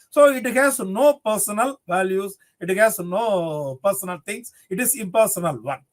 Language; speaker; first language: English; non-native, local second language; Tamil